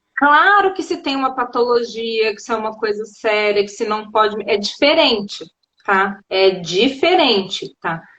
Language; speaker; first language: Portuguese; native; Portuguese